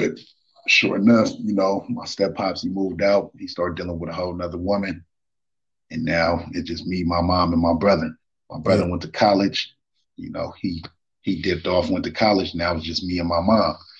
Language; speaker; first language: English; native; English